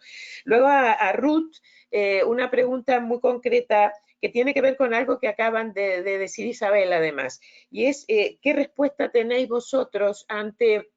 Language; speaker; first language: Spanish; native; Spanish